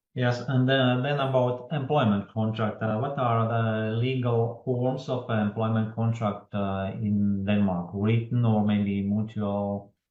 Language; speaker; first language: English; non-native, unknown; Latvian